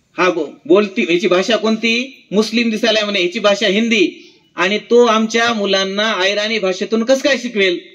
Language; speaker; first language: Marathi; non-native, local second language; Urdu